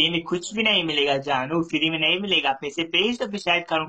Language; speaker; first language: Hindi; non-native, learner; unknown